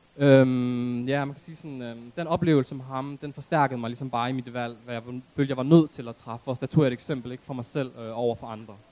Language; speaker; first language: Danish; early bilingual, other home language; Arabic